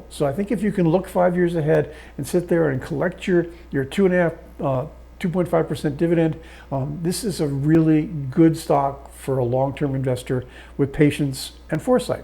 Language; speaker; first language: English; native; English